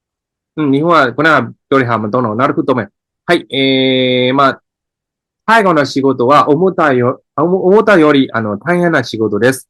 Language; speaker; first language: Japanese; non-native, fluent; Burmese